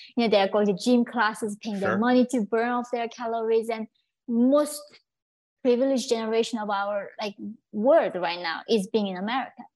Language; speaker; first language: English; early bilingual, other home language; Korean